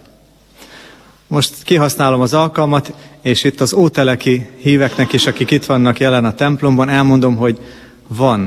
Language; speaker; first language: Hungarian; native; Hungarian